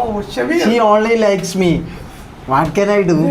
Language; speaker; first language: English; non-native, local second language; Malayalam